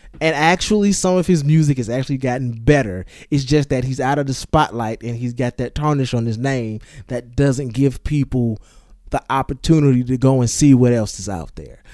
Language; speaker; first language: English; native; English